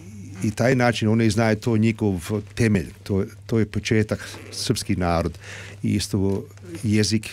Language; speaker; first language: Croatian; early bilingual, heritage; Croatian